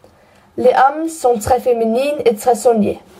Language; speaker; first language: French; non-native, learner; Danish